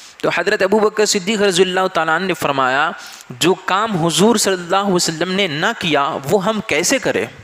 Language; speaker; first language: Urdu; native; Urdu